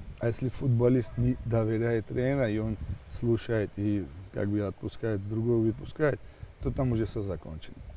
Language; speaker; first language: Russian; non-native, local second language; Georgian